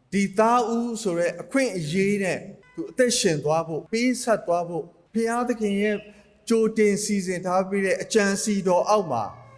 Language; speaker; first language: Burmese; non-native, local second language; Lahu